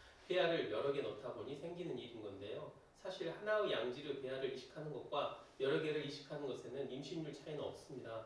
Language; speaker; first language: Korean; native; Korean